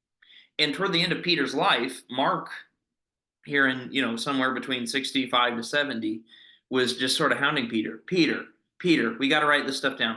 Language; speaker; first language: English; native; English